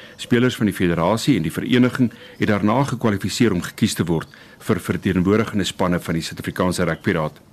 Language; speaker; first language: Afrikaans; native; Afrikaans